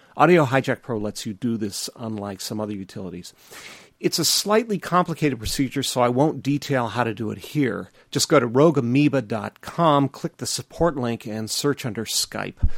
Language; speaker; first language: English; native; English